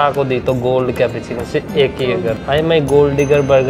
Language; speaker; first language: Filipino; non-native, learner; Punjabi